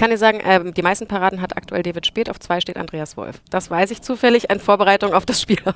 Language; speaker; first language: German; native; German